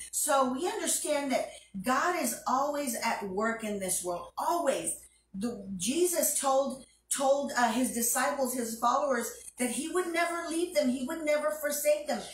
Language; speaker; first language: English; early bilingual, other home language; Spanish